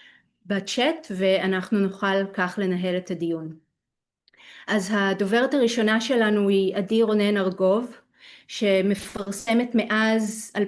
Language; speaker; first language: Hebrew; native; Hebrew